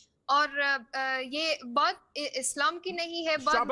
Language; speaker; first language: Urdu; non-native, fluent; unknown